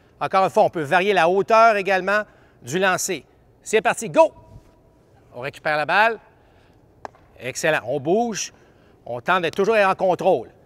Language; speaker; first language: French; native; French